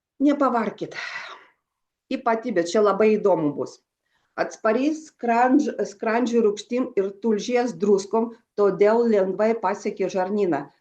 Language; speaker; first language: Lithuanian; non-native, local second language; Russian